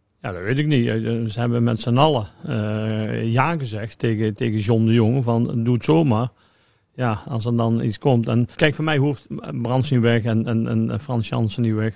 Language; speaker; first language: Dutch; native; Dutch